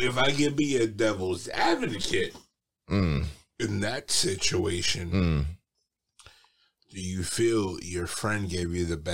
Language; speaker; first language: English; native; English